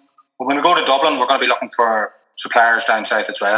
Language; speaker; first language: English; native; English